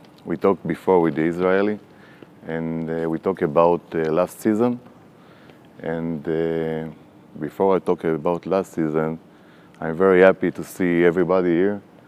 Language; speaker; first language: English; non-native, learner; Hebrew